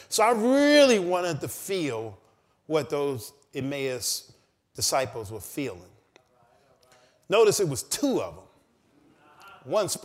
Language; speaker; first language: English; native; English